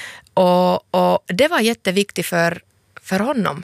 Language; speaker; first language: Swedish; non-native, local second language; Finnish